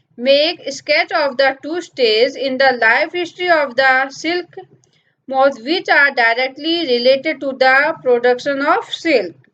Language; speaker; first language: Hindi; native; Hindi